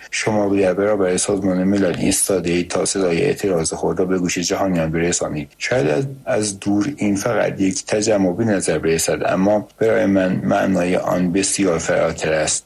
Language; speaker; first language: Persian; native; Persian